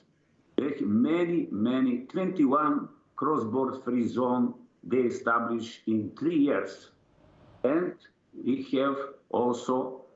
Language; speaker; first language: English; non-native, learner; Serbian